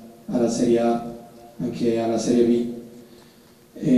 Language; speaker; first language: Italian; non-native, learner; Spanish